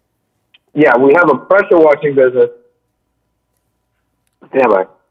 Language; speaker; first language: English; native; English